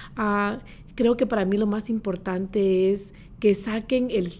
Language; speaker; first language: Spanish; native; Spanish